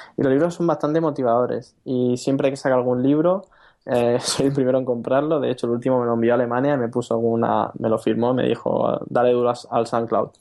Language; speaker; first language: Spanish; native; Spanish